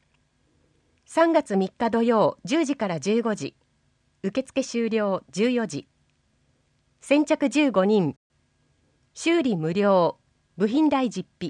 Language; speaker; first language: Japanese; native; Japanese